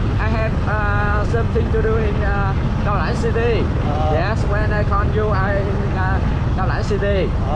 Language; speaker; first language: English; non-native, learner; Vietnamese